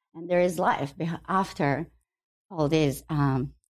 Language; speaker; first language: English; non-native, fluent; Ukrainian